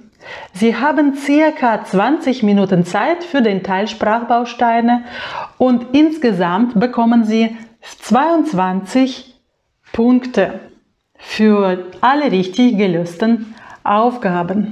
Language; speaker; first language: German; non-native, fluent; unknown